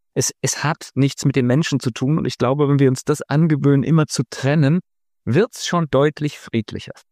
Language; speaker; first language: German; native; German